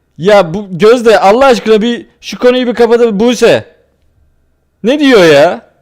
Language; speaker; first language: Turkish; native; Turkish